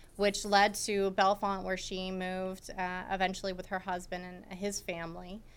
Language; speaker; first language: English; native; English